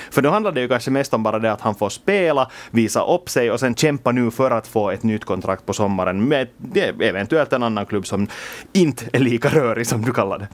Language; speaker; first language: Swedish; native; Swedish